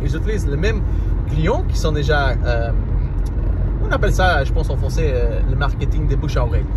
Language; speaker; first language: French; non-native, learner; Portuguese